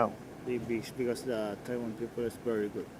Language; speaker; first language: English; non-native, local second language; Filipino